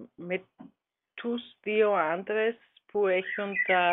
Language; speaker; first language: Greek; non-native, learner; German